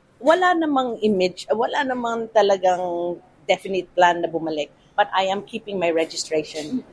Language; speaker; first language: Filipino; native; Filipino